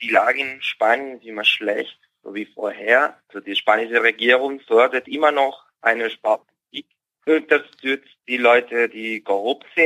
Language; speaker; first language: German; non-native, fluent; Spanish